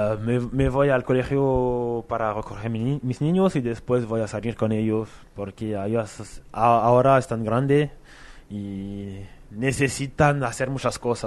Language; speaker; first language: Spanish; non-native, fluent; French